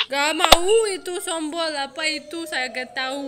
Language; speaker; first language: Indonesian; non-native, learner; Russian